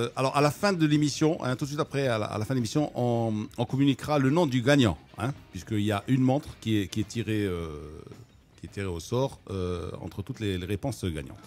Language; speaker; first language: French; non-native, local second language; Arabic